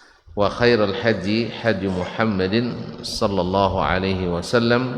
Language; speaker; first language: Arabic; non-native, fluent; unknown